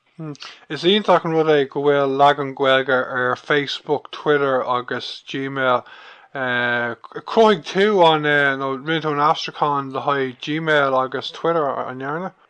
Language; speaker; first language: Irish; non-native, local second language; English